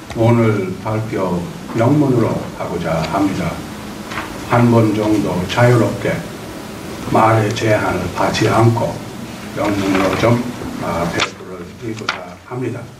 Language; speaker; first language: Korean; non-native, fluent; English